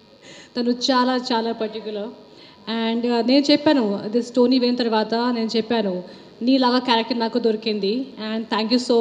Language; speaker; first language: Telugu; non-native, local second language; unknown